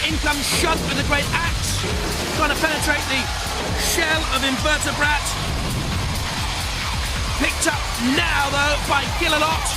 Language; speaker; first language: English; native; English